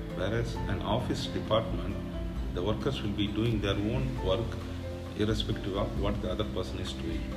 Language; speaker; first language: English; non-native, local second language; Tamil